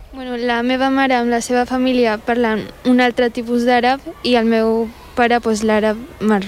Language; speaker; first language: Catalan; early bilingual, other home language; Arabic